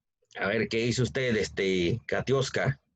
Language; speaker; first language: Spanish; native; Spanish